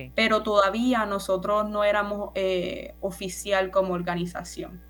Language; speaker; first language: Spanish; native; Spanish